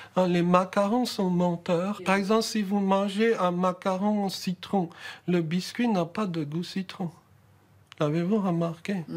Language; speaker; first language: French; native; French